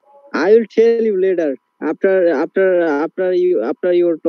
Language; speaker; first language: English; non-native, learner; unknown